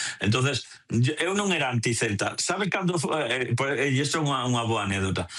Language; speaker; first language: Galician; non-native, local second language; Spanish